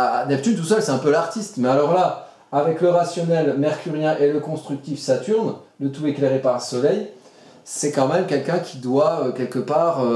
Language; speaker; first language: French; native; French